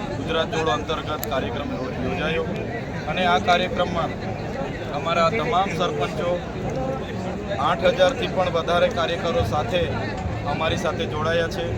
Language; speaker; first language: Gujarati; non-native, local second language; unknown